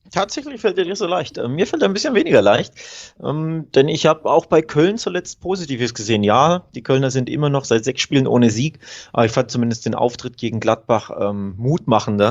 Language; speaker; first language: German; native; German